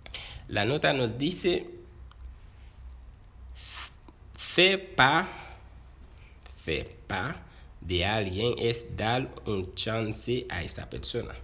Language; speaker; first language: Spanish; non-native, fluent; Haitian Creole